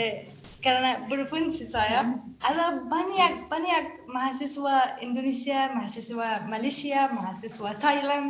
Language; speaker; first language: Indonesian; non-native, learner; Arabic